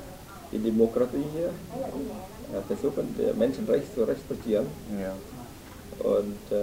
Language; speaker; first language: German; non-native, fluent; Vietnamese